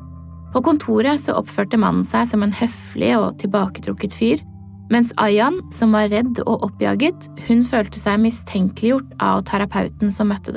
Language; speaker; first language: Norwegian; native; Norwegian